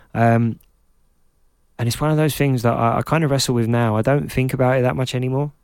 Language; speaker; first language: English; native; English